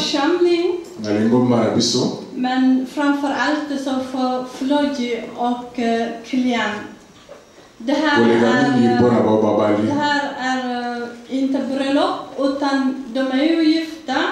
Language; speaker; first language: Swedish; non-native, learner; Lingala